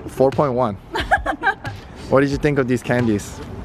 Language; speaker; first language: English; native; English